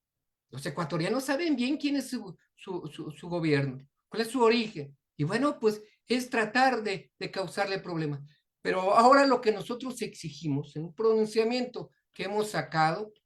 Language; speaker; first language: Spanish; native; Spanish